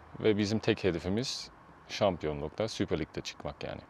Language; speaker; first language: Turkish; early bilingual, heritage; Turkish